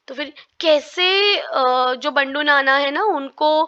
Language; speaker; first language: Hindi; non-native, local second language; Marathi